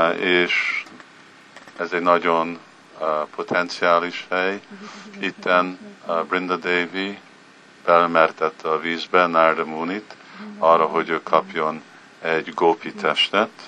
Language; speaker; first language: Hungarian; early bilingual, heritage; Hungarian